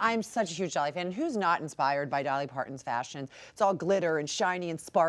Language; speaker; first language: English; native; English